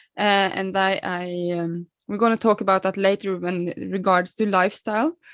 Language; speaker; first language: English; non-native, fluent; Norwegian